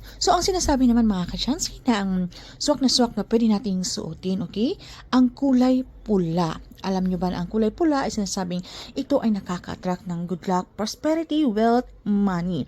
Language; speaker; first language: Filipino; native; Filipino